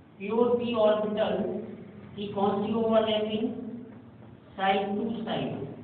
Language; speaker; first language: Hindi; native; Hindi